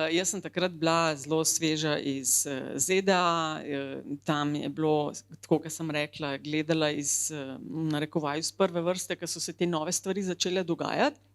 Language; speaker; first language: Slovenian; native; Slovenian